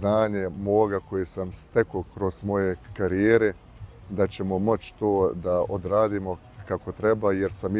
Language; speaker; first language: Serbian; early bilingual, heritage; Bosnian